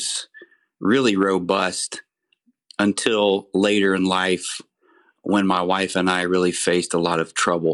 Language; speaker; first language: English; native; English